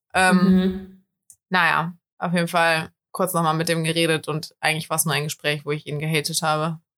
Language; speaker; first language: German; native; German